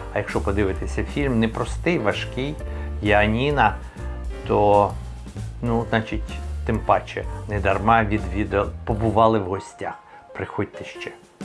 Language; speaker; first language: Ukrainian; native; Ukrainian